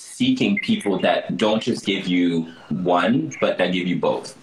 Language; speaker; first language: English; early bilingual, other home language; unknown